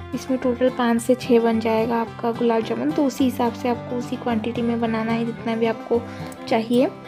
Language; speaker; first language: Hindi; non-native, local second language; Odia